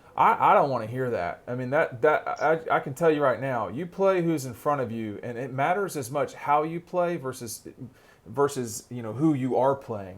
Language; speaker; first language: English; native; English